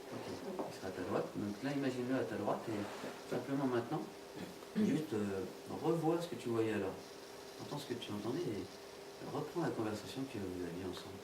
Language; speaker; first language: French; native; French